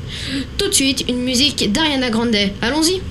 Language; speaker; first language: French; native; French